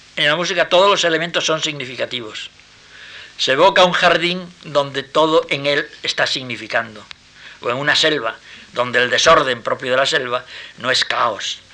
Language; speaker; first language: Spanish; native; Spanish